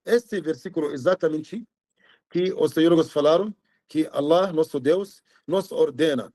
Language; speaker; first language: Portuguese; non-native, fluent; Arabic